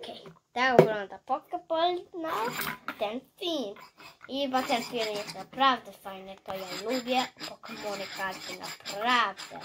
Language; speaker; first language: Polish; early bilingual, heritage; English